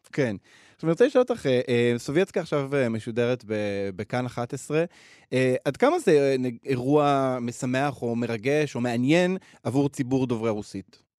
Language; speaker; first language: Hebrew; native; Hebrew